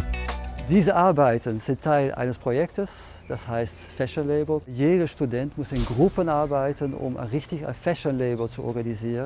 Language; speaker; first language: German; non-native, fluent; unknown